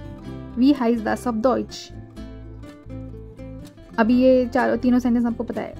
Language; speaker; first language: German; non-native, fluent; Hindi